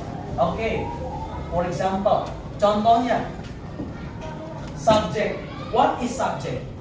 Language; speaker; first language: English; non-native, learner; Indonesian